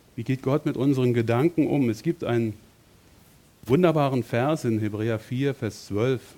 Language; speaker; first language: German; native; German